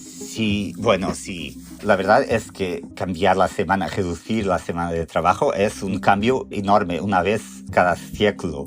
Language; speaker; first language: Spanish; non-native, fluent; Portuguese